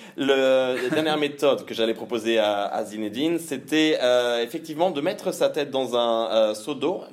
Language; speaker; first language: French; native; French